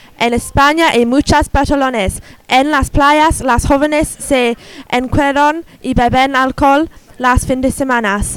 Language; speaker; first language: Spanish; non-native, learner; English